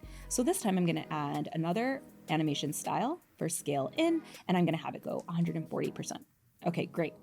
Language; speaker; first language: English; native; English